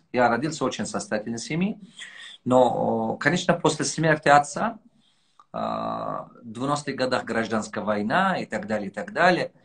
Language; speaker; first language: Russian; non-native, local second language; Tajik